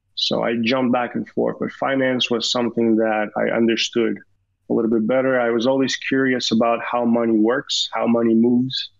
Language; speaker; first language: English; early bilingual, other home language; Romanian